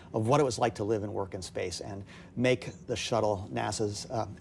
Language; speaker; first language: English; native; English